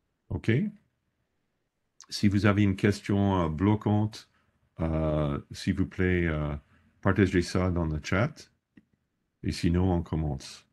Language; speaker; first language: French; non-native, fluent; English